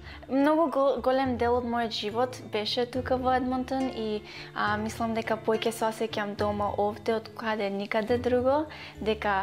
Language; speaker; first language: Macedonian; early bilingual, other home language; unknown